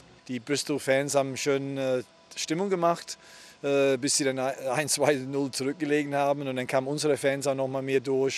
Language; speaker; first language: German; non-native, fluent; English